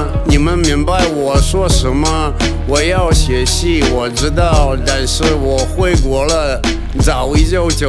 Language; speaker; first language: Chinese; non-native, learner; Russian